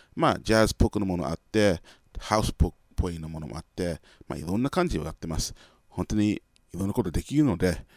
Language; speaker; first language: Japanese; non-native, fluent; English